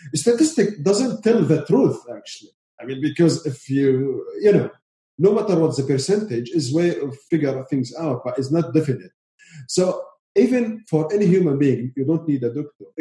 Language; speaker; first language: English; non-native, learner; Arabic